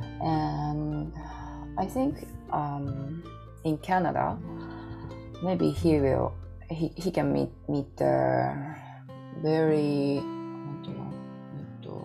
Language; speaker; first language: English; non-native, learner; Japanese